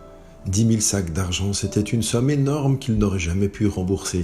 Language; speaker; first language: French; native; French